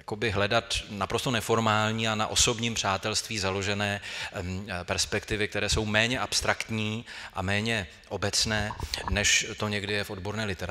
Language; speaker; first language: Czech; native; Czech